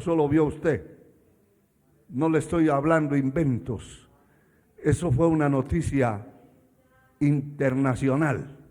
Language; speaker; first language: Spanish; native; Spanish